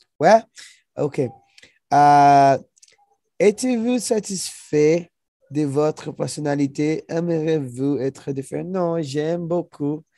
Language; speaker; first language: French; non-native, learner; Portuguese